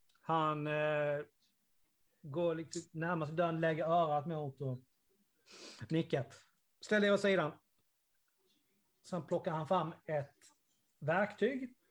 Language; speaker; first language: Swedish; native; Swedish